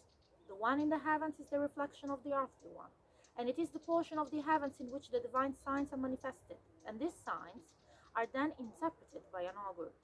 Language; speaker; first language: English; non-native, fluent; Italian